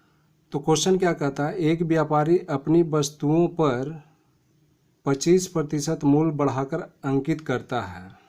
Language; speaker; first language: Hindi; native; Hindi